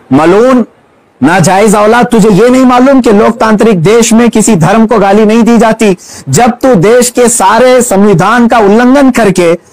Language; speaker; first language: Hindi; native; Hindi